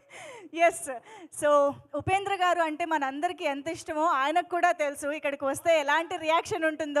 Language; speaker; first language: Telugu; native; Telugu